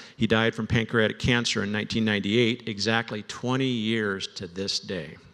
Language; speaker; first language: English; native; English